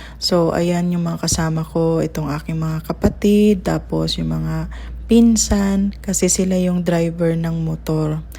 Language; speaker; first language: Filipino; non-native, local second language; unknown